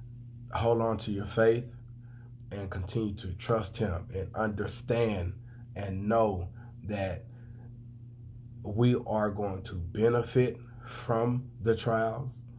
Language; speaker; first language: English; native; English